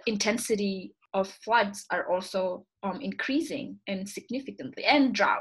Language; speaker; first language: English; non-native, fluent; Indonesian